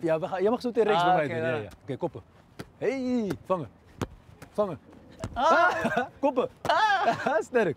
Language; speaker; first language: Dutch; native; Dutch